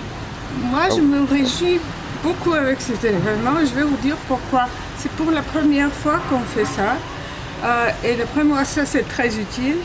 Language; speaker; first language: French; non-native, fluent; Bulgarian